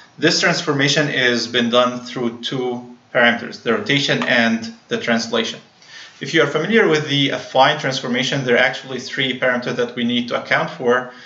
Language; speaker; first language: English; non-native, fluent; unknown